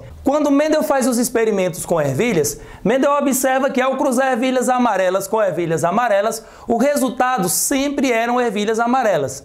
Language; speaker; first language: Portuguese; native; Portuguese